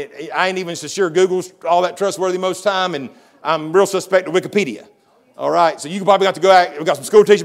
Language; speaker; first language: English; native; English